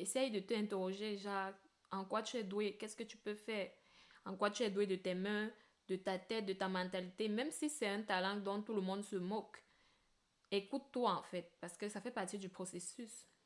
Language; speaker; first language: French; native; French